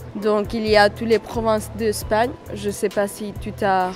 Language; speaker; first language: French; non-native, fluent; Spanish